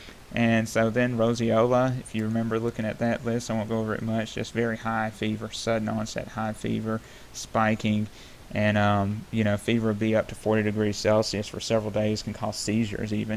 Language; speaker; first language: English; native; English